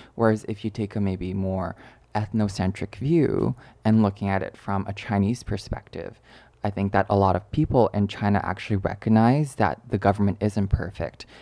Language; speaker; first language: English; early bilingual, other home language; Chinese